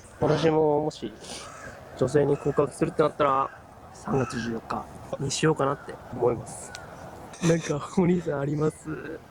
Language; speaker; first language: Japanese; native; Japanese